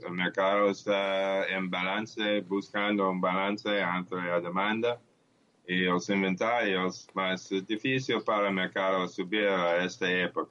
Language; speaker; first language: Portuguese; non-native, learner; English